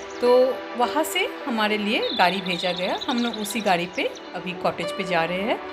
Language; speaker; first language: Hindi; non-native, local second language; Bangla